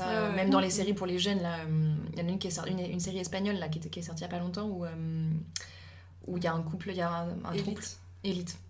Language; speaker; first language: French; native; French